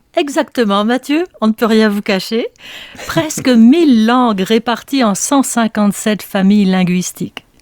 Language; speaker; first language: French; native; French